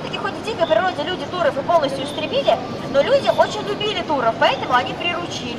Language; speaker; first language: Russian; native; Russian